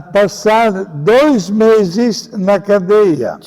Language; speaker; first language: Portuguese; non-native, fluent; Italian